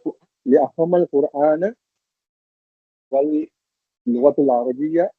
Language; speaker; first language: Arabic; non-native, learner; Tamil